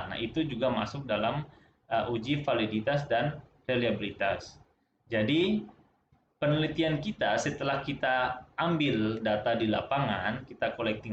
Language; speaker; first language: Indonesian; native; Indonesian